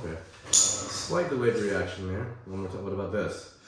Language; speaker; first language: English; native; English